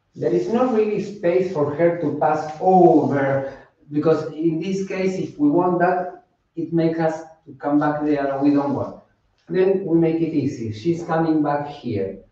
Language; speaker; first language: English; non-native, fluent; Spanish